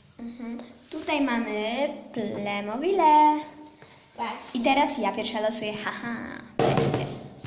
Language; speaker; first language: Polish; early bilingual, heritage; Polish